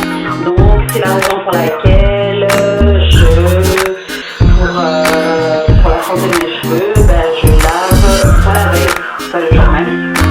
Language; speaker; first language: French; native; French